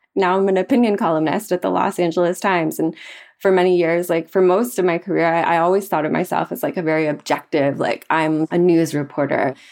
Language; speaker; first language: English; early bilingual, other home language; Spanish